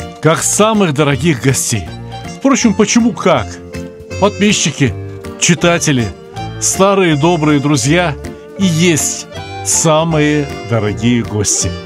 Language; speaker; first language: Russian; native; Russian